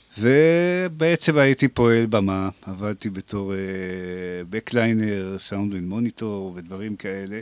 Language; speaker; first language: Hebrew; native; Hebrew